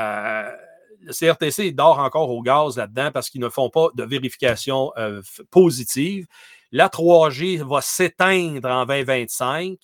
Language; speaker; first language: French; native; French